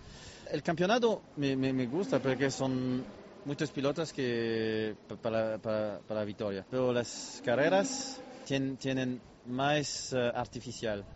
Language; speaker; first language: Spanish; non-native, learner; French